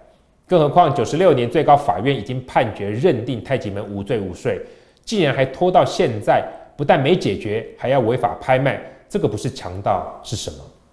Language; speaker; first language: Chinese; native; Chinese